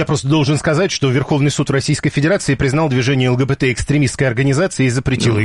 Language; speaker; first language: Russian; native; Russian